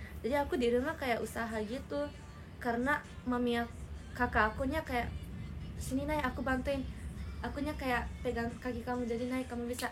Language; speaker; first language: Indonesian; native; Indonesian